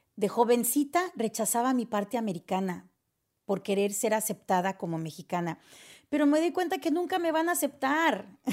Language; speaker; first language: Spanish; early bilingual, heritage; Spanish